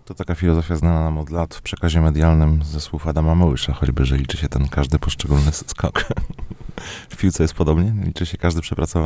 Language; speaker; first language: Polish; native; Polish